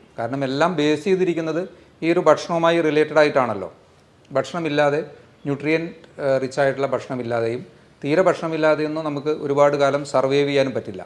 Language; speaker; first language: Malayalam; native; Malayalam